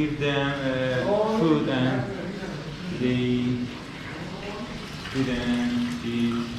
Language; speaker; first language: English; non-native, learner; Persian